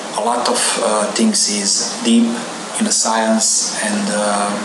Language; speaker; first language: English; non-native, learner; Serbian